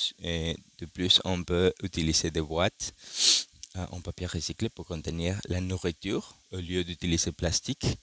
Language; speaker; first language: French; non-native, learner; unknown